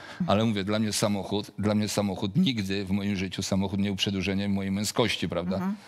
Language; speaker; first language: Polish; native; Polish